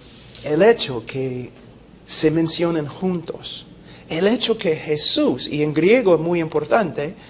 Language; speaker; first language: Spanish; non-native, fluent; English